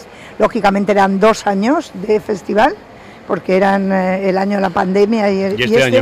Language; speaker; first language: Spanish; native; Spanish